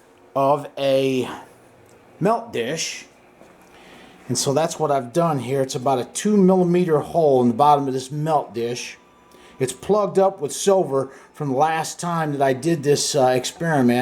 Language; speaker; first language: English; native; English